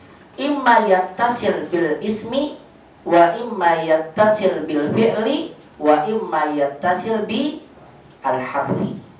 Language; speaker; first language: Arabic; non-native, fluent; Indonesian